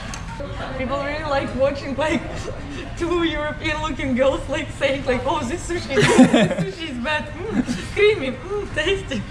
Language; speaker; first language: English; non-native, learner; Ukrainian